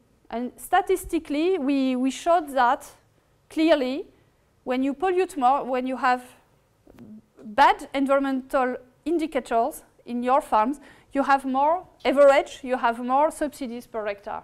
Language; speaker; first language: English; non-native, fluent; French